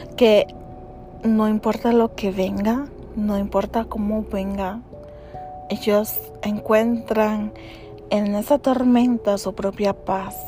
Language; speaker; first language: Spanish; early bilingual, heritage; Spanish